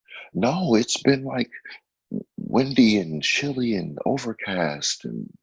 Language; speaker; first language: English; native; English